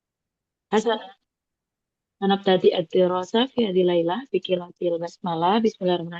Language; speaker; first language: Arabic; non-native, learner; Indonesian